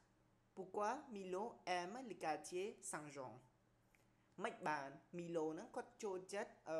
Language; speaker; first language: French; non-native, fluent; Khmer